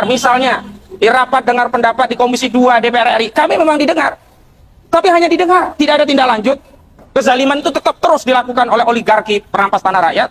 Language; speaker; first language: Indonesian; native; Indonesian